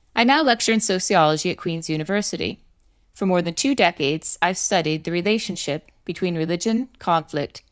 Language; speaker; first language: English; native; English